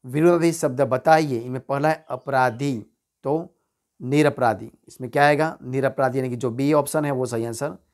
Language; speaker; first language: Hindi; non-native, local second language; Gujarati